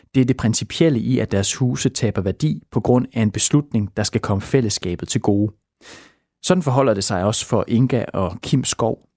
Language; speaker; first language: Danish; native; Danish